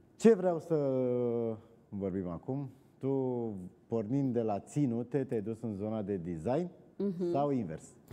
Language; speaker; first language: Romanian; native; Romanian